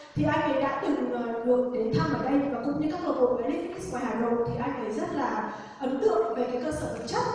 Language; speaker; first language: Vietnamese; native; Vietnamese